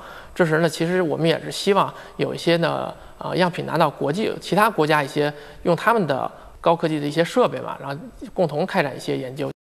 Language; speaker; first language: Chinese; native; Chinese